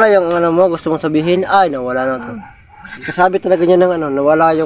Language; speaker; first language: Filipino; non-native, local second language; Cebuano